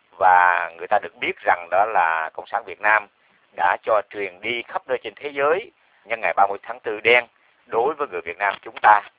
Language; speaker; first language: Vietnamese; native; Vietnamese